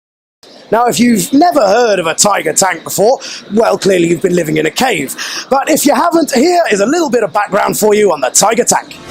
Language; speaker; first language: English; native; English